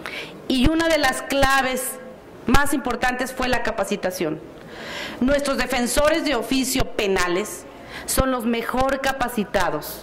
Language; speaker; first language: Spanish; native; Spanish